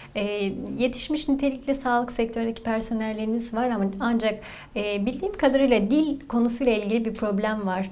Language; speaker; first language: Turkish; native; Turkish